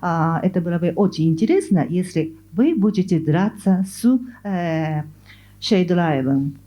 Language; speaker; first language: Russian; non-native, fluent; Japanese